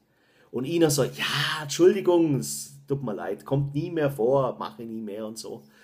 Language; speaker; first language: German; native; German